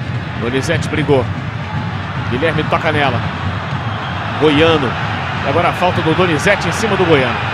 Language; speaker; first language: Portuguese; native; Portuguese